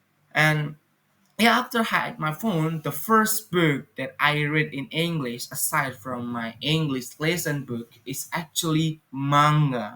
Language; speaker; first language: English; non-native, fluent; Indonesian